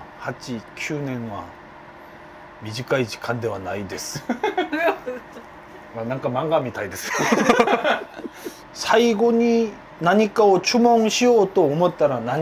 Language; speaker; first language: Japanese; non-native, learner; Korean